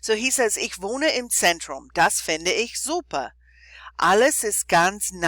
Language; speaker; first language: German; non-native, fluent; English